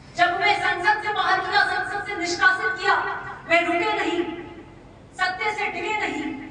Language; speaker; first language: Hindi; native; Hindi